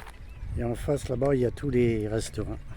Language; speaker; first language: French; native; French